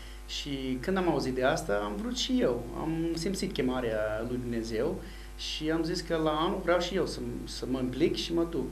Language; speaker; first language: Romanian; non-native, fluent; English